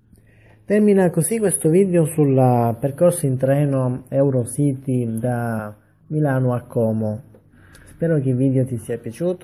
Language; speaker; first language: Italian; native; Italian